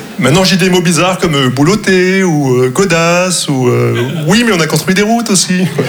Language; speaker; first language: French; non-native, local second language; Arabic